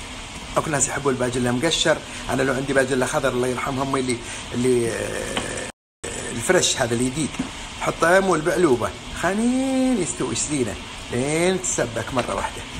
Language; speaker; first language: Arabic; native; Arabic